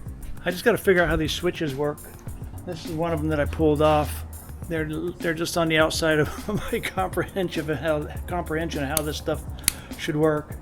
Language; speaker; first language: English; native; English